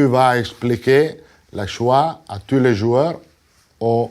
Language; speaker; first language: French; non-native, learner; Italian